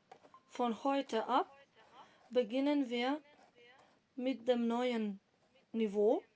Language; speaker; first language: German; non-native, fluent; Macedonian